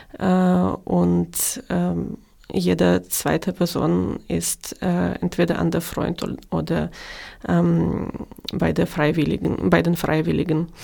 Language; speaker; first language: German; non-native, fluent; Ukrainian